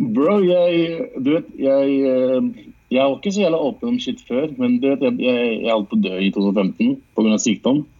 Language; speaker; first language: Norwegian; early bilingual, other home language; Urdu